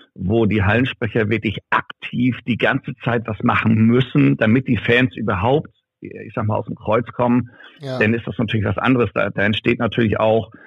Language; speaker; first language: German; native; German